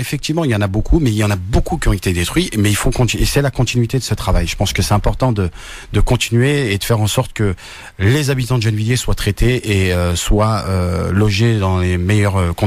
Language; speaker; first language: French; native; French